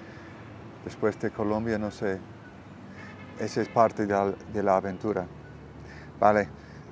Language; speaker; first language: Spanish; non-native, learner; English